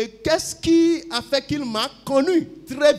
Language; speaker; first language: French; non-native, local second language; Ewe